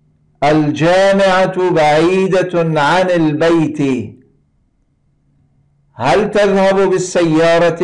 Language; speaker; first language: Arabic; non-native, fluent; Persian